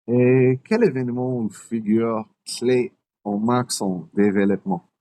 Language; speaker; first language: French; non-native, learner; English